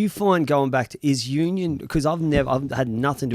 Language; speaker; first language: English; native; English